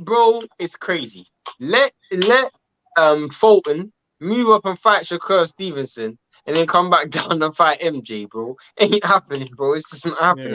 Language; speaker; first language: English; native; English